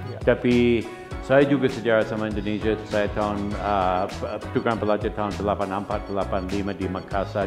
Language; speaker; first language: Indonesian; non-native, fluent; English